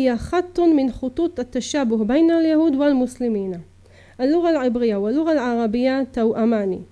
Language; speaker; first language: Arabic; early bilingual, heritage; Arabic